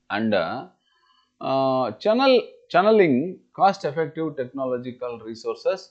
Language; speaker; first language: English; non-native, local second language; Kannada